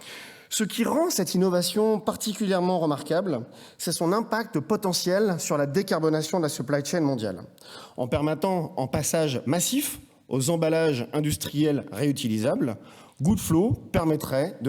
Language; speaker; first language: French; native; French